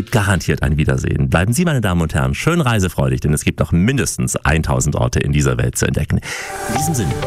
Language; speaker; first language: German; native; German